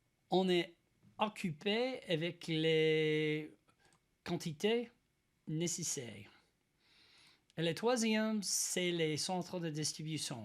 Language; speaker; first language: French; non-native, learner; English